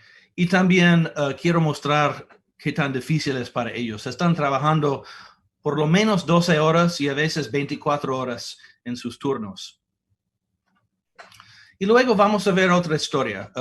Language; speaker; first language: Spanish; non-native, fluent; English